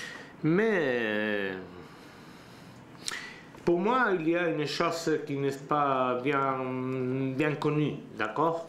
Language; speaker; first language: French; non-native, learner; Spanish